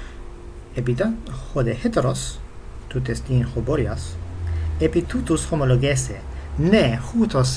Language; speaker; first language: Greek; non-native, fluent; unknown